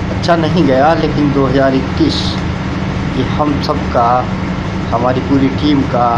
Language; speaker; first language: Hindi; native; Hindi